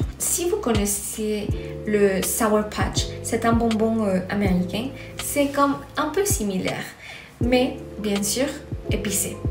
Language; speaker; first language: French; non-native, fluent; Spanish